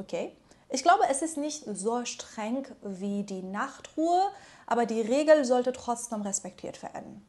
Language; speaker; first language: German; non-native, fluent; Persian